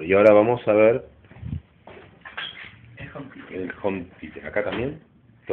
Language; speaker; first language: Spanish; native; Spanish